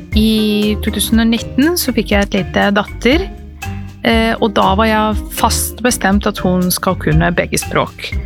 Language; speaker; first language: Norwegian; non-native, fluent; Serbian